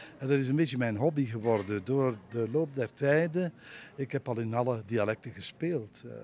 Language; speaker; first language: Dutch; native; Dutch